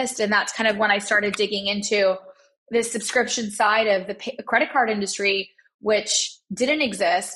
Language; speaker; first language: English; native; English